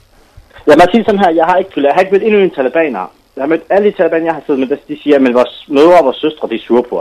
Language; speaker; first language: Danish; non-native, fluent; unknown